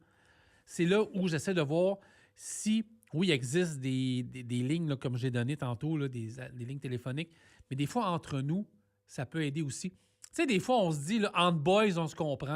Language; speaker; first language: French; native; French